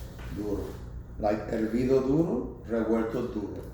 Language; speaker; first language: Spanish; non-native, learner; English